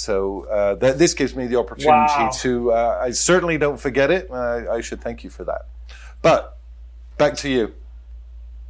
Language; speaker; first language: English; native; English